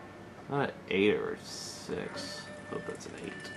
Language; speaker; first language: English; native; English